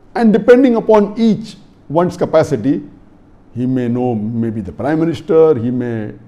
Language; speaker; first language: English; non-native, local second language; Urdu